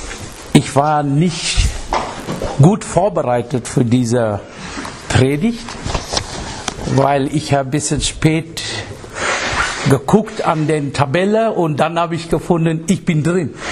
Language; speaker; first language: German; non-native, fluent; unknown